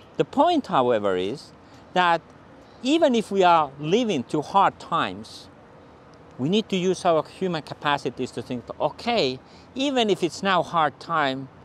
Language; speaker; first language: English; non-native, fluent; Finnish